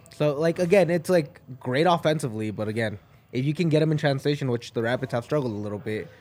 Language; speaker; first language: English; non-native, fluent; Spanish